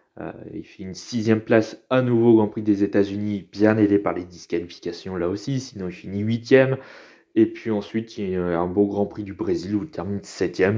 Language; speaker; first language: French; native; French